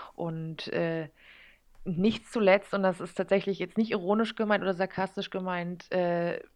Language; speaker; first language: German; native; German